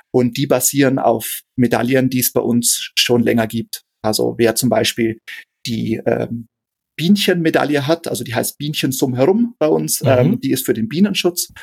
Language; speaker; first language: German; native; German